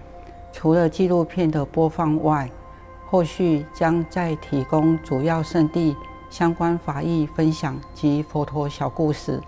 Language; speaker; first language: Chinese; native; Chinese